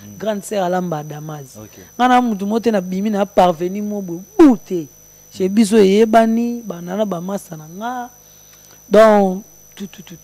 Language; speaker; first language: Lingala; native; Lingala